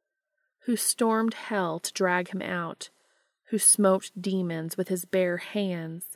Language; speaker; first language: English; native; English